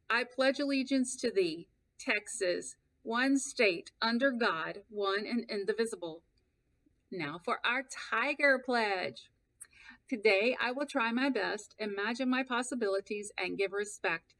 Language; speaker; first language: English; native; English